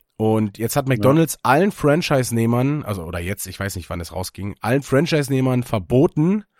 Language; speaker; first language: German; native; German